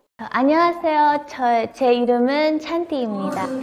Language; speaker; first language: Korean; non-native, learner; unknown